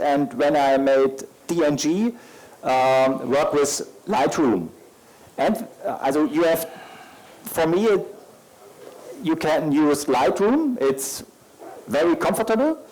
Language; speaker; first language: English; non-native, learner; German